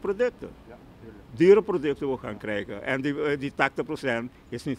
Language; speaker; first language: Dutch; non-native, local second language; Papiamento